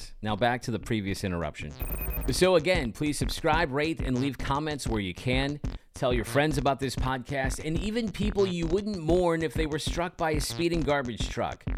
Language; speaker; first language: English; native; English